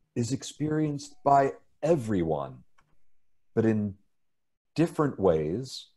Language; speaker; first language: English; native; English